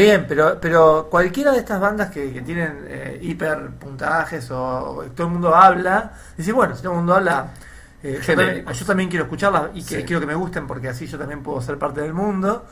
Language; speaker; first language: Spanish; native; Spanish